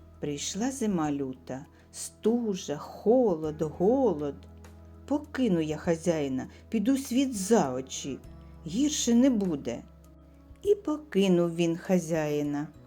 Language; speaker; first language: Ukrainian; native; Ukrainian